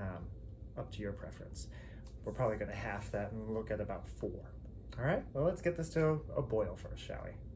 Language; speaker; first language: English; native; English